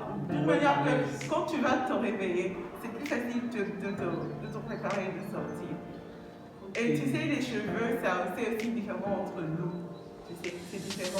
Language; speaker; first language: French; non-native, local second language; Kinyarwanda